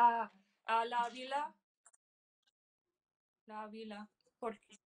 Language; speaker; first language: Spanish; early bilingual, heritage; English